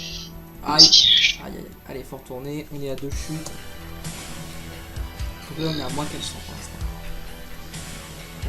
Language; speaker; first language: French; native; French